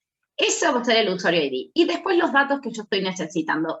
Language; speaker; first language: Spanish; native; Spanish